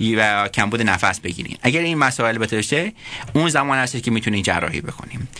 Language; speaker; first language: Persian; early bilingual, heritage; Persian